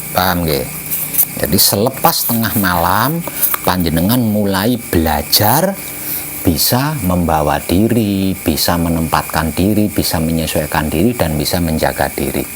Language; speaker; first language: Indonesian; non-native, local second language; Javanese